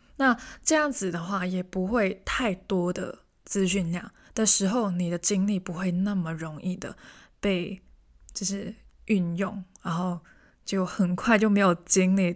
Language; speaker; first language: Chinese; non-native, local second language; Cantonese